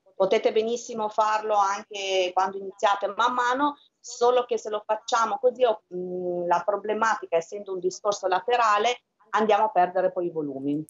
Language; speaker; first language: Italian; early bilingual, other home language; Albanian